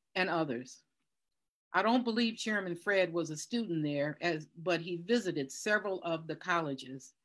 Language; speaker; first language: English; native; English